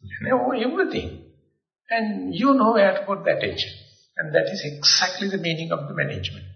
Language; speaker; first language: English; non-native, local second language; Sinhala